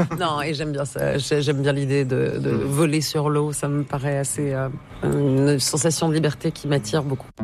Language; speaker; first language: French; native; French